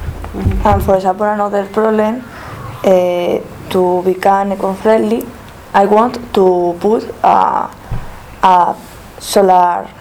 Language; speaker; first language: English; non-native, learner; Spanish